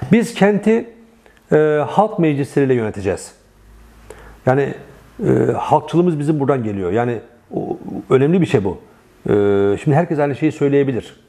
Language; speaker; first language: Turkish; native; Turkish